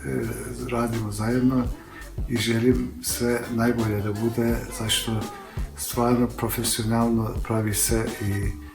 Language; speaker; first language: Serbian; non-native, learner; Turkish